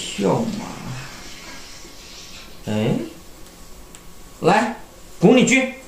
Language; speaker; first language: Chinese; native; Chinese